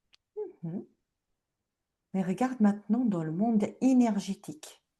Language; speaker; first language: French; native; French